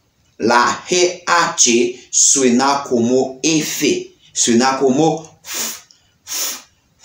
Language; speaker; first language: Spanish; non-native, learner; Haitian Creole